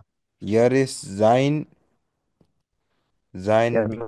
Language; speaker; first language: German; non-native, learner; Bangla